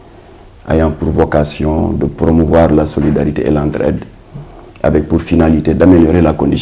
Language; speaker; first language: French; non-native, local second language; Wolof